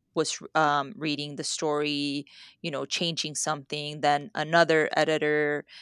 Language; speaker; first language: English; non-native, fluent; Spanish